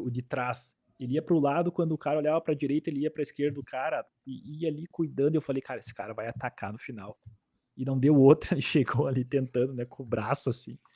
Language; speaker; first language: Portuguese; native; Portuguese